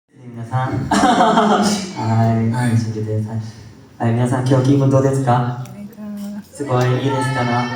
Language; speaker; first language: Japanese; non-native, learner; Korean